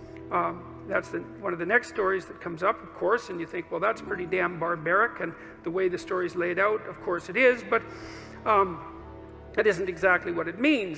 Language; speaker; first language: English; native; English